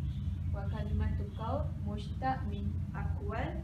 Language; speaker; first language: Arabic; non-native, learner; Malay